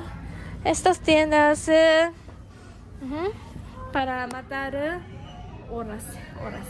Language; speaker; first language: Spanish; non-native, learner; Japanese